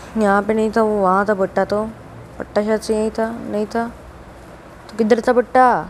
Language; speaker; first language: Hindi; non-native, local second language; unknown